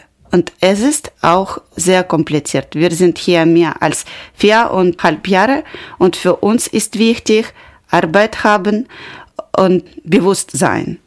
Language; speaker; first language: German; non-native, learner; Ukrainian